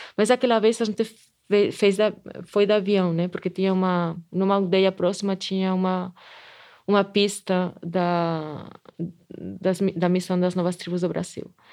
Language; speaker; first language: Portuguese; non-native, fluent; Spanish